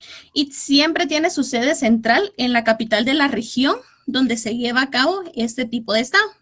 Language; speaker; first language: Spanish; native; Spanish